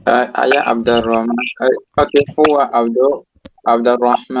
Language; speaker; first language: Arabic; non-native, learner; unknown